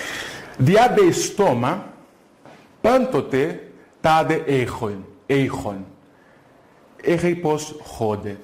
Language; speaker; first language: Greek; non-native, fluent; Portuguese